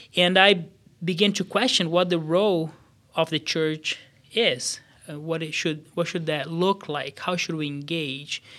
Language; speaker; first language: English; non-native, fluent; Portuguese